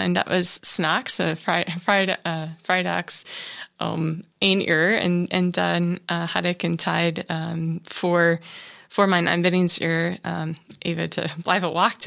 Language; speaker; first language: Dutch; non-native, learner; English